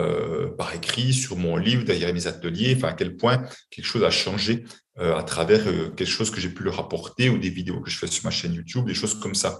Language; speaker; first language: French; native; French